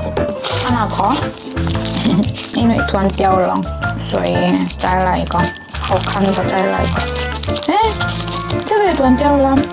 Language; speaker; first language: Chinese; non-native, learner; Korean